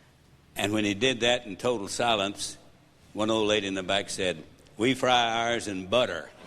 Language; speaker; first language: English; native; English